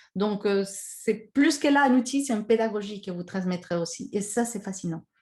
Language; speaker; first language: French; non-native, fluent; Spanish